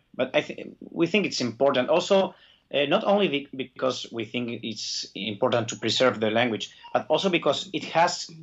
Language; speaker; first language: English; early bilingual, other home language; Basque